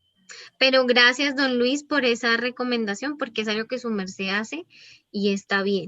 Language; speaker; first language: Spanish; native; Spanish